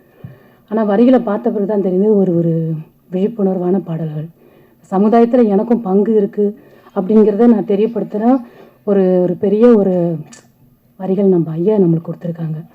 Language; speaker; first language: Tamil; native; Tamil